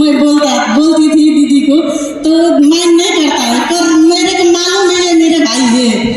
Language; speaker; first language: Hindi; non-native, learner; Nepali